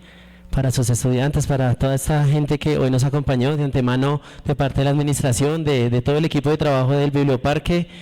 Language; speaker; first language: Spanish; native; Spanish